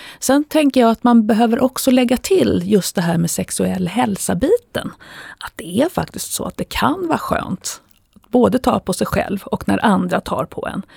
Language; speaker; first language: Swedish; native; Swedish